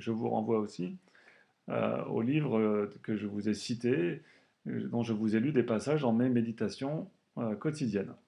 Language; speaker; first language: French; native; French